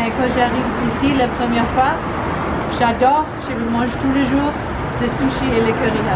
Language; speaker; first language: French; non-native, learner; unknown